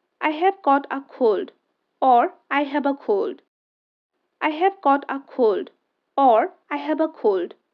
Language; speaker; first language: English; non-native, local second language; Bangla